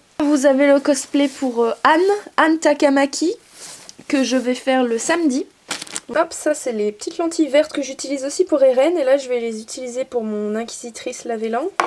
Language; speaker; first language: French; native; French